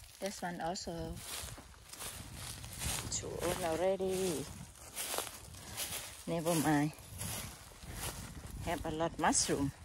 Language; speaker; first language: English; non-native, learner; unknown